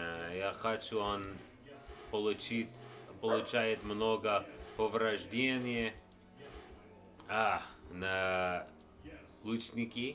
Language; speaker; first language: Russian; non-native, learner; English